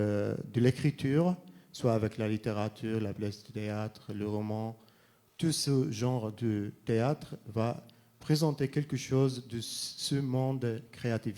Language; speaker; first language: French; non-native, fluent; Arabic